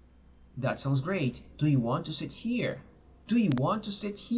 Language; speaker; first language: English; non-native, fluent; Portuguese